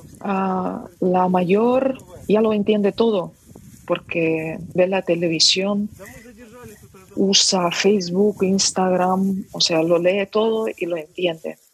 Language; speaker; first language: Spanish; non-native, fluent; Ukrainian